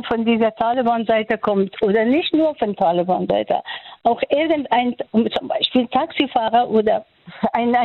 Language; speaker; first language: German; non-native, fluent; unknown